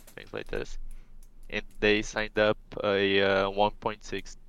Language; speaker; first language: English; non-native, fluent; Portuguese